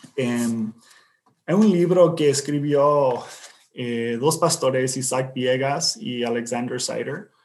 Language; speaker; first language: Spanish; non-native, fluent; English